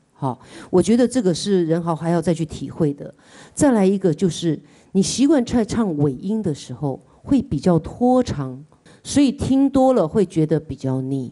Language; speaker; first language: Chinese; native; Chinese